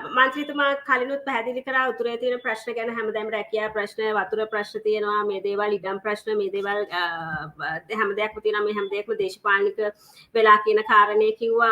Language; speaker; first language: Sinhala; native; Sinhala